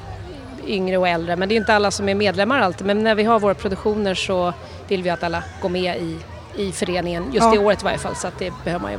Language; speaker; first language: Swedish; native; Swedish